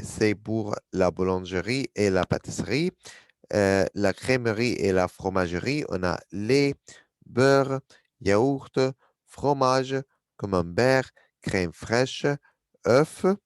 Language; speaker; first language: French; non-native, fluent; Arabic